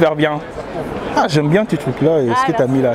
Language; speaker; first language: French; native; French